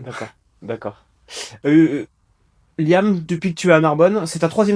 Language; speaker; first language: French; native; French